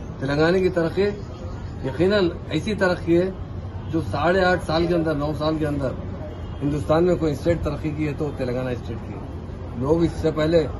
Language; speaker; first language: Hindi; non-native, local second language; Urdu